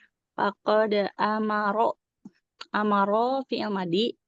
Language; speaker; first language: Arabic; non-native, learner; Indonesian